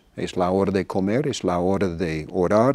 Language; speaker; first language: Spanish; non-native, fluent; English